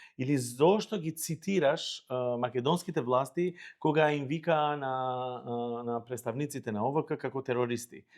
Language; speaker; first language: Macedonian; non-native, local second language; Albanian